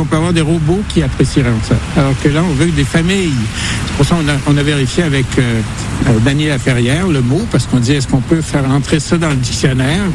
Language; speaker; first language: French; native; French